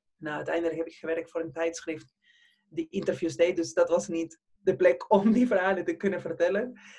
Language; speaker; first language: Dutch; non-native, fluent; Spanish